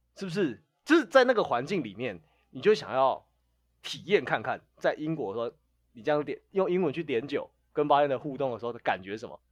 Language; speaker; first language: Chinese; native; Chinese